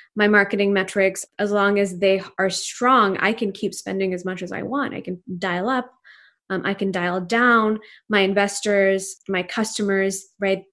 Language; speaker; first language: English; non-native, local second language; Urdu